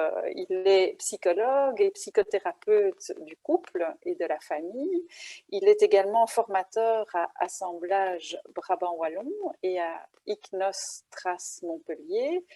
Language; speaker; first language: French; native; French